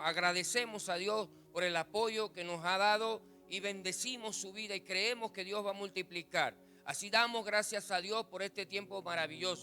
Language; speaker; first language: Spanish; native; Spanish